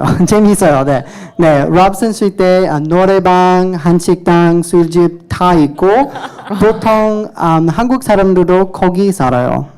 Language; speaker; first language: Korean; non-native, learner; English